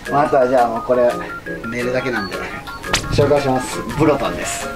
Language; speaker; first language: Japanese; native; Japanese